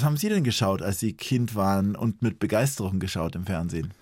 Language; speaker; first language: German; native; German